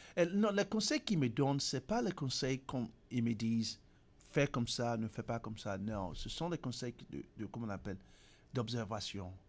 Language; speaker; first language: French; native; French